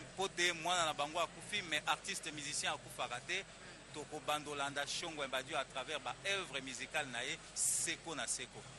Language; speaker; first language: Lingala; non-native, local second language; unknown